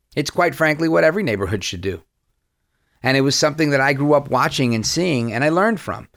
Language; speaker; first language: English; early bilingual, other home language; Spanish